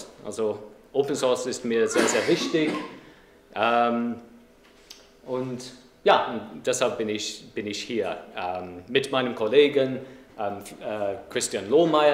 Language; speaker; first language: German; non-native, fluent; English